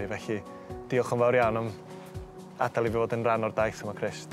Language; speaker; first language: Welsh; native; Welsh